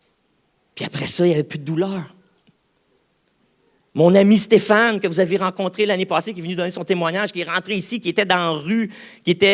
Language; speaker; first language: French; native; French